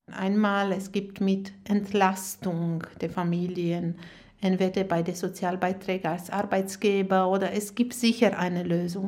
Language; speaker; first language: German; non-native, fluent; Romanian